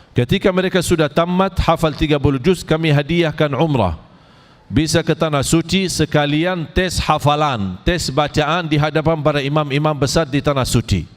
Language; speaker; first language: Malay; non-native, fluent; Arabic